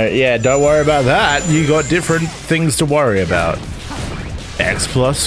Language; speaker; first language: English; native; English